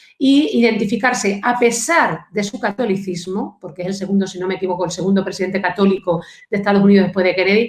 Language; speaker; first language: Spanish; native; Spanish